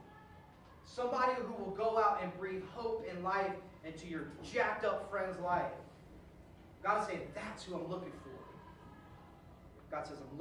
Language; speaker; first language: English; native; English